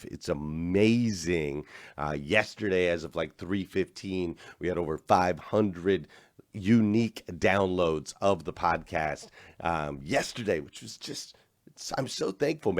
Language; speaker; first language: English; native; English